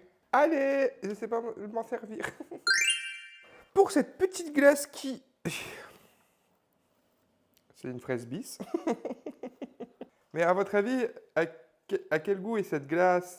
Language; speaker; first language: French; native; French